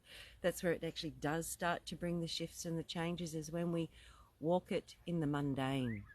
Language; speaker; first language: English; native; English